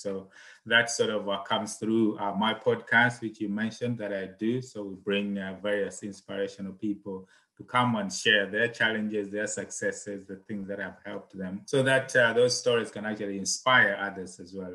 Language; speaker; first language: English; non-native, local second language; Nyanja